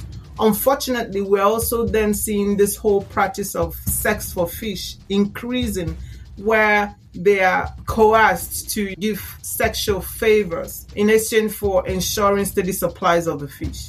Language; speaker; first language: English; non-native, local second language; Igbo